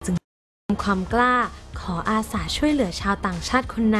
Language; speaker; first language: Thai; native; Thai